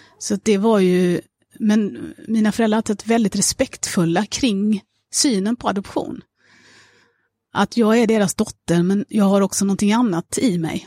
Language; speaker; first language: Swedish; early bilingual, other home language; Amharic